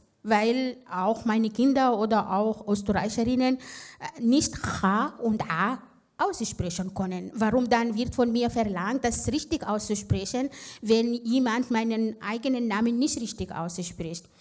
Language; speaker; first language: German; non-native, fluent; Arabic